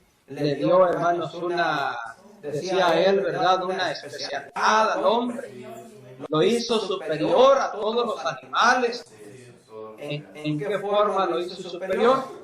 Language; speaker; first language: Spanish; native; Spanish